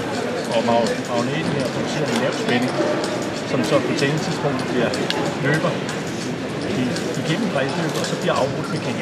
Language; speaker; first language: Danish; native; Danish